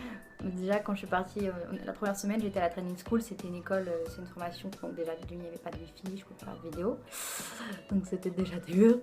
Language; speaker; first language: French; native; French